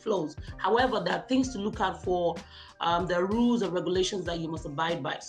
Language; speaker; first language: English; non-native, local second language; Igbo